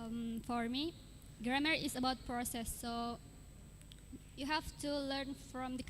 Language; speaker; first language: English; non-native, learner; Indonesian